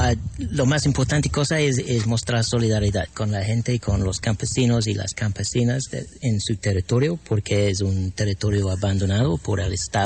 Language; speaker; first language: Spanish; non-native, fluent; English